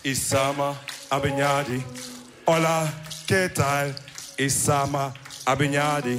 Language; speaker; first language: German; early bilingual, other home language; Wolof